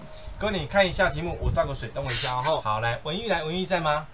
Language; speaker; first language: Chinese; native; Chinese